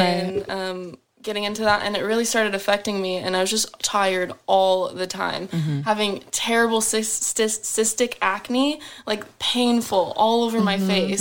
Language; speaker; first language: English; native; English